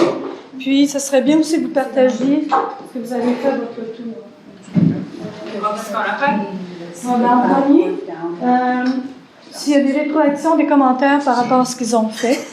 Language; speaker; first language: French; native; French